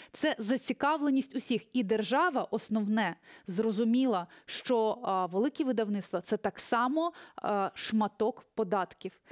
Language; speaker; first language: Ukrainian; early bilingual, other home language; Russian